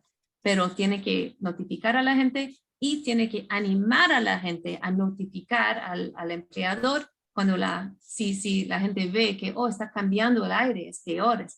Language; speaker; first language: Spanish; non-native, fluent; English